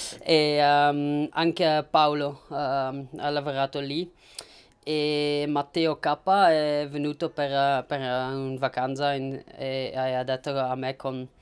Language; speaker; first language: Italian; non-native, learner; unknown